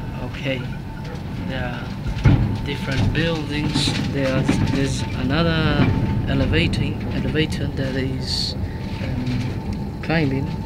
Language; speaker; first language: English; non-native, learner; Spanish